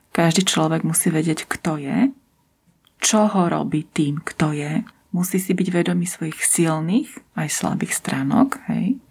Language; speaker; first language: Slovak; native; Slovak